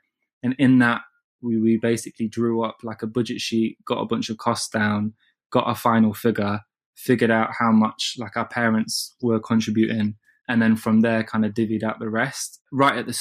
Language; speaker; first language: English; native; English